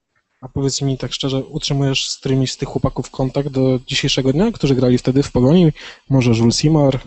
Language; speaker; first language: Polish; native; Polish